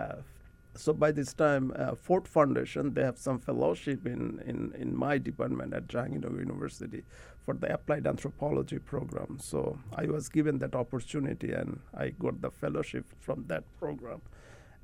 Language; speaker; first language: English; non-native, local second language; Bangla